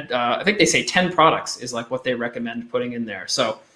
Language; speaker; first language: English; native; English